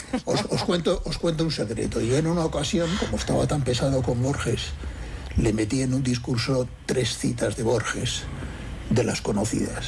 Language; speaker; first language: Spanish; native; Spanish